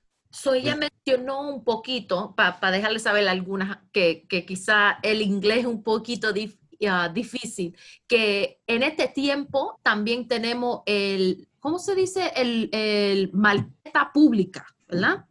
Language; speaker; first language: Spanish; early bilingual, heritage; Spanish